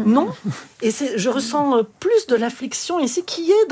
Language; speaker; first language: French; native; French